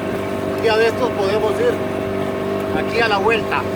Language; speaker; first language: Spanish; native; Spanish